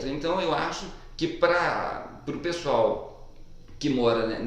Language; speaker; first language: Portuguese; native; Portuguese